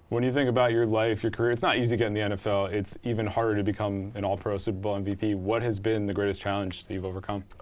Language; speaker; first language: English; native; English